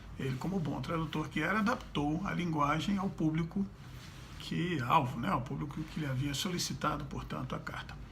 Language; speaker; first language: Portuguese; native; Portuguese